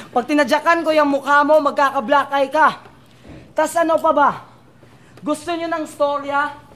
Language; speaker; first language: Filipino; non-native, local second language; Cebuano